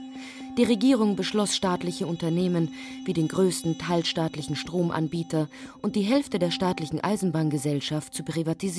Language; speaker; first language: German; native; German